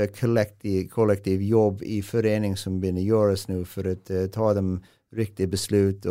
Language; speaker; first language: Swedish; non-native, fluent; English